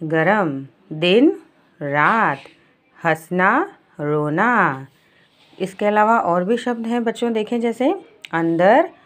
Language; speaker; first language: Hindi; non-native, local second language; Gujarati